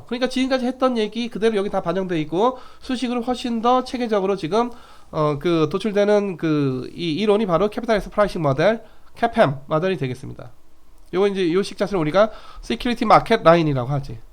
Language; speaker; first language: Korean; native; Korean